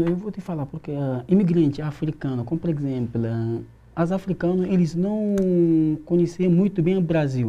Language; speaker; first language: Portuguese; non-native, learner; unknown